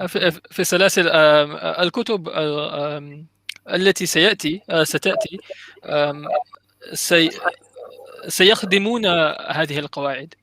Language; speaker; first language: Arabic; non-native, learner; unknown